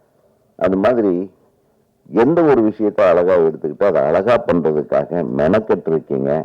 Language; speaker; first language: Tamil; native; Tamil